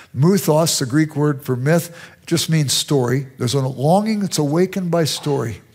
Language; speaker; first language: English; native; English